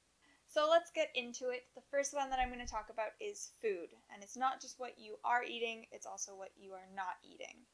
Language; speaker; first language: English; native; English